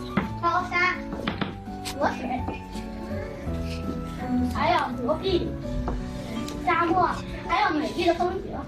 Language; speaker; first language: Chinese; early bilingual, other home language; Mongolian